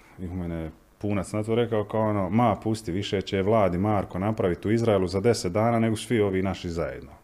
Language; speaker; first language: Croatian; native; Croatian